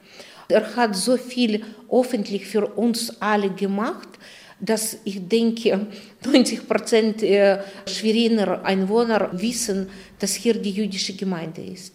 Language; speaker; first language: German; non-native, fluent; Russian